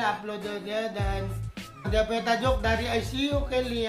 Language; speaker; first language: Indonesian; non-native, fluent; Filipino